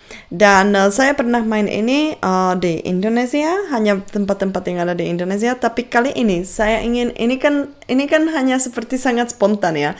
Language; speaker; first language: Indonesian; non-native, fluent; Czech